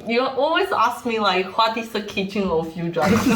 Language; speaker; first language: English; non-native, fluent; Chinese